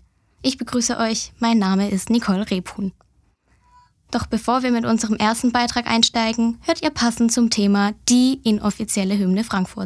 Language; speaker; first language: German; native; German